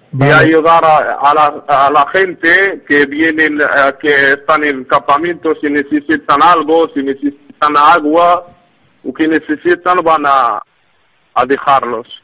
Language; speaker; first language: Spanish; non-native, learner; Arabic